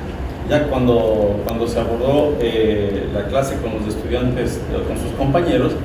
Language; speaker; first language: Spanish; native; Spanish